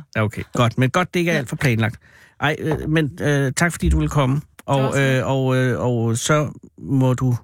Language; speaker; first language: Danish; native; Danish